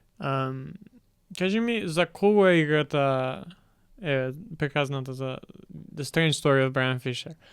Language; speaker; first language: Macedonian; native; Macedonian